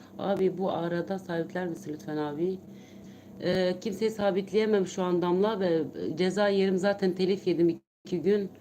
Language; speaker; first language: Turkish; native; Turkish